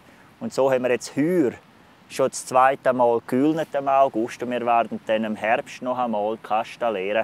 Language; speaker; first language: German; native; German